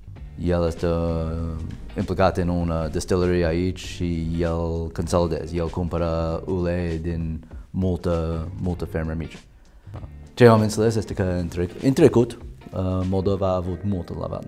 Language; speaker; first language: Romanian; non-native, learner; English